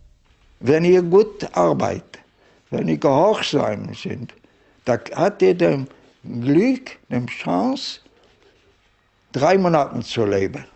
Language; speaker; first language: German; non-native, learner; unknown